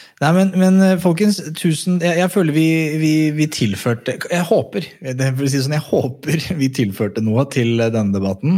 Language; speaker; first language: Norwegian; native; Norwegian